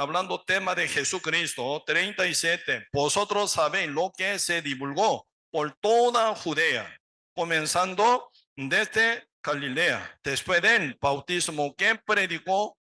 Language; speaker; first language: Spanish; non-native, learner; Korean